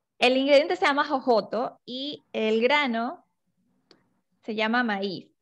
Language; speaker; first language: Spanish; native; Spanish